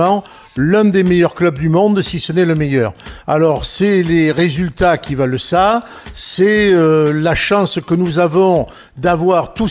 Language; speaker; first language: French; native; French